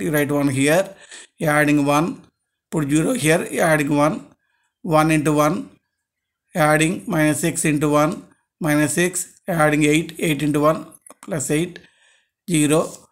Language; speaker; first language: English; non-native, local second language; Telugu